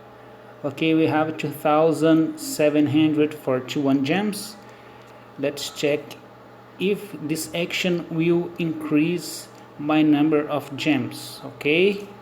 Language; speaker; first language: English; non-native, learner; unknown